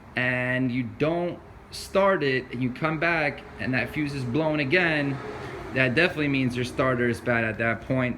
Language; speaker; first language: English; native; English